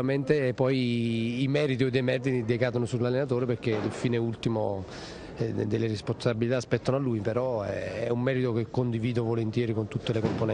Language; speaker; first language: Italian; native; Italian